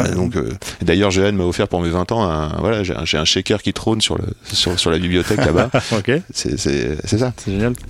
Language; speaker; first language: French; native; French